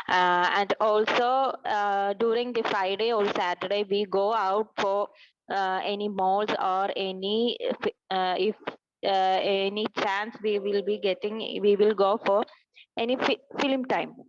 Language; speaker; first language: English; non-native, learner; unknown